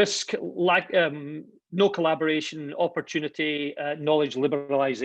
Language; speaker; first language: English; native; English